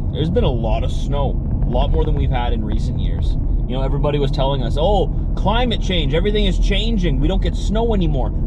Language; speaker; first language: English; native; English